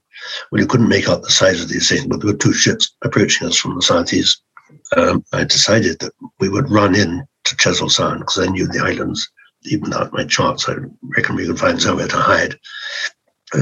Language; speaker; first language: English; native; English